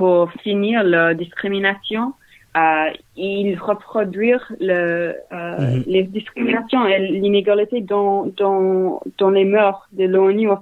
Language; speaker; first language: French; non-native, learner; English